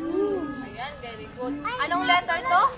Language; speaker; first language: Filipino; native; Filipino